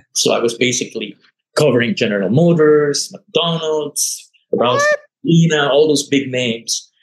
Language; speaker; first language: English; non-native, local second language; Filipino